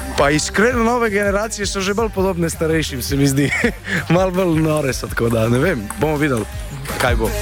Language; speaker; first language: Slovenian; native; Slovenian